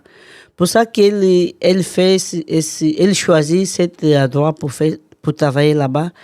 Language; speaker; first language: French; non-native, learner; Portuguese